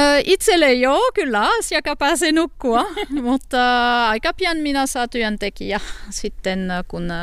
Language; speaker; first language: Finnish; non-native, learner; French